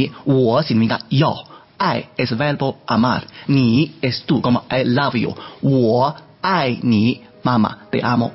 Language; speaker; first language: Spanish; non-native, learner; Chinese